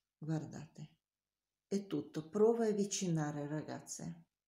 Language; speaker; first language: Italian; non-native, learner; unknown